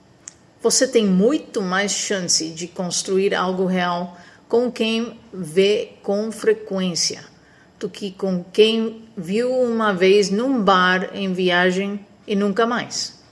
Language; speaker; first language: Portuguese; non-native, fluent; Spanish